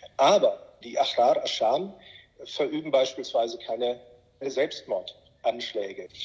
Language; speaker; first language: German; native; German